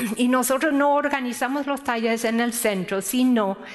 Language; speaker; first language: Spanish; non-native, fluent; English